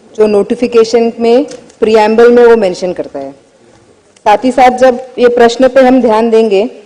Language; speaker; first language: Hindi; native; Hindi